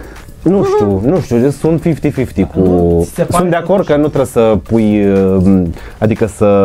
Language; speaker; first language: Romanian; native; Romanian